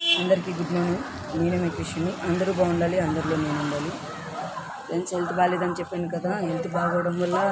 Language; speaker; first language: Telugu; non-native, fluent; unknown